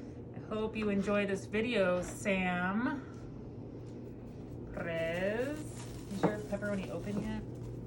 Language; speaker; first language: English; native; English